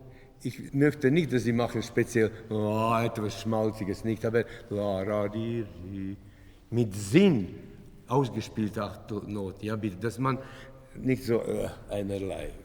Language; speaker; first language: German; non-native, fluent; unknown